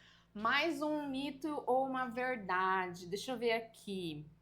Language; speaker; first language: Portuguese; native; Portuguese